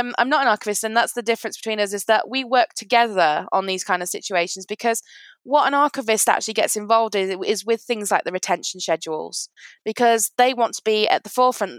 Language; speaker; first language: English; native; English